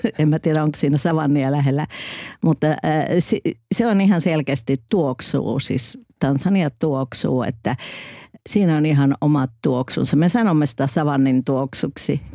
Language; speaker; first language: Finnish; native; Finnish